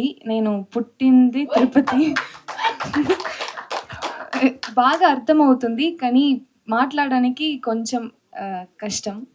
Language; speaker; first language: Telugu; non-native, learner; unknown